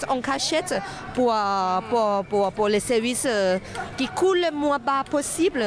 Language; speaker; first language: French; non-native, fluent; Thai